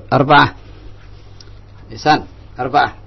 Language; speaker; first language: Arabic; non-native, fluent; Indonesian